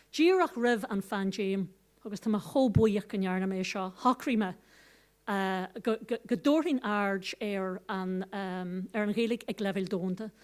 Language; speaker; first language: Irish; non-native, local second language; English